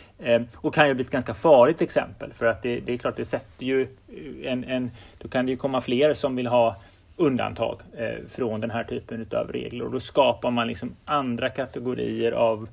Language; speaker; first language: Swedish; native; Swedish